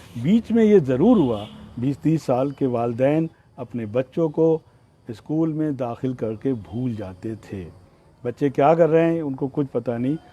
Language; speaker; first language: Urdu; native; Urdu